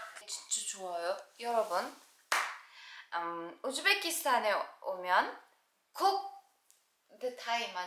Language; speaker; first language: Korean; non-native, learner; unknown